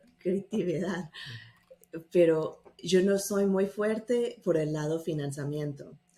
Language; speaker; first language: Spanish; non-native, fluent; English